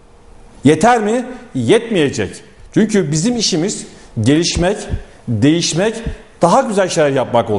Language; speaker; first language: Turkish; native; Turkish